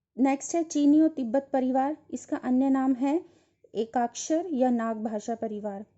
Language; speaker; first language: Hindi; native; Hindi